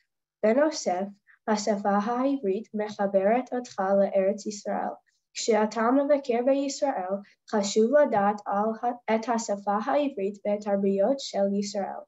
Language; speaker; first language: Hebrew; non-native, learner; English